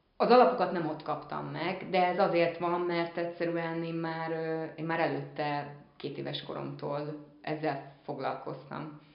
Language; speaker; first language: Hungarian; native; Hungarian